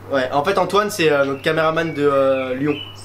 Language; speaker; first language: French; native; French